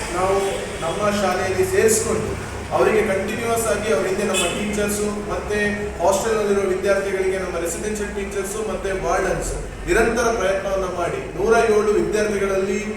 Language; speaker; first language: Kannada; native; Kannada